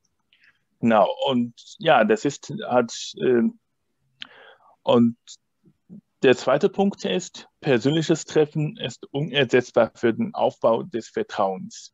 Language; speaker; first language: German; non-native, fluent; Chinese